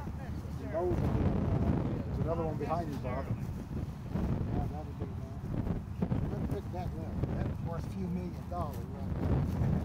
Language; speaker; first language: English; native; English